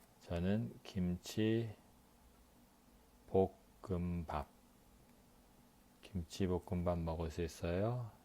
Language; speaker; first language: Korean; non-native, learner; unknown